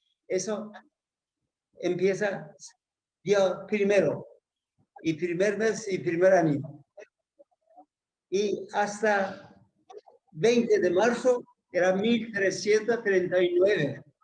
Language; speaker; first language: Spanish; non-native, fluent; Persian